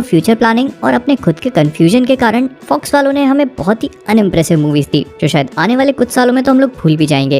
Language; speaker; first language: Hindi; native; Hindi